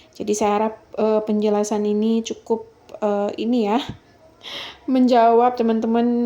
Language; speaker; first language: Indonesian; native; Indonesian